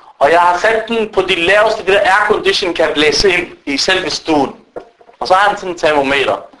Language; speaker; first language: Danish; early bilingual, other home language; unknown